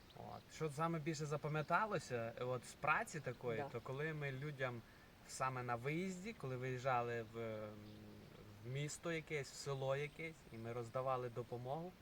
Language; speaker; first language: Ukrainian; native; Ukrainian